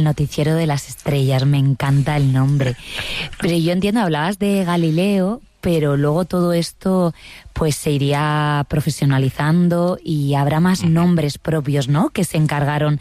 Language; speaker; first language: Spanish; native; Spanish